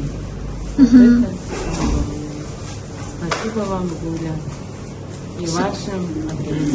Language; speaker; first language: Russian; non-native, fluent; Tajik